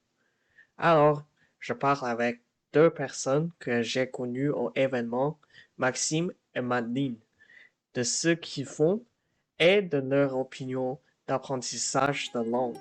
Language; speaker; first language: French; non-native, learner; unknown